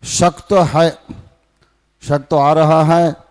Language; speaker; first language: Hindi; non-native, local second language; Telugu